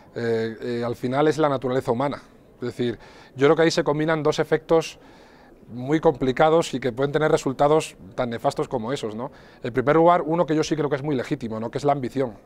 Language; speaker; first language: Spanish; native; Spanish